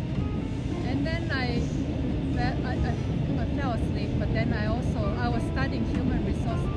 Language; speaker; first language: English; non-native, local second language; Japanese